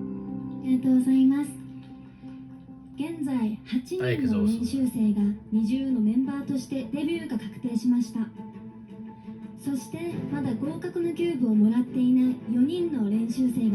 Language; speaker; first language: Japanese; native; Japanese